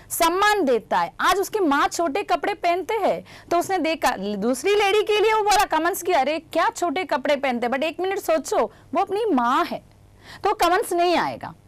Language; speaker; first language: Hindi; non-native, local second language; Gujarati